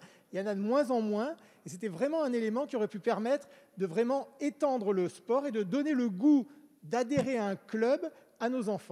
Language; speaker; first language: French; native; French